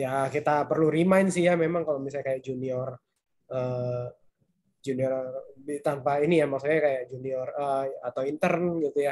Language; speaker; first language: Indonesian; native; Indonesian